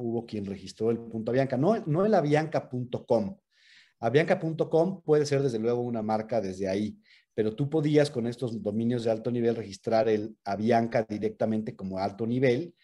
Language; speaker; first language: Spanish; native; Spanish